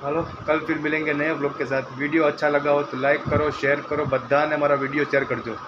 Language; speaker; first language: Hindi; non-native, local second language; Gujarati